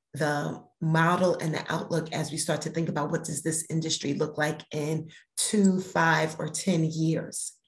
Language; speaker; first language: English; native; English